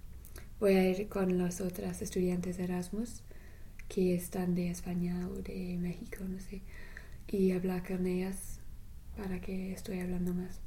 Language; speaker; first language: Spanish; non-native, learner; English